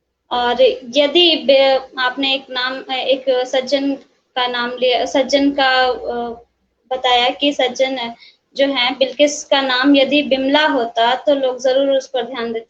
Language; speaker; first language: Hindi; native; Hindi